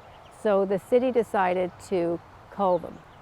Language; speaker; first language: English; native; English